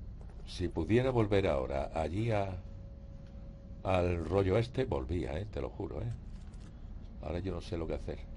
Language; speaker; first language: Spanish; native; Spanish